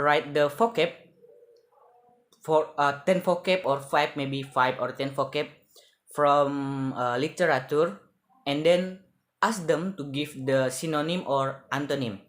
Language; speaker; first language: English; non-native, learner; Indonesian